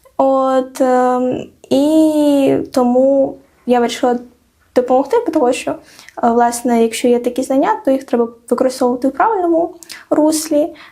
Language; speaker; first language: Ukrainian; non-native, local second language; Crimean Tatar